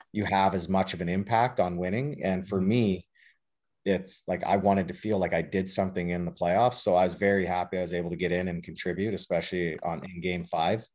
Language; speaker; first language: English; native; English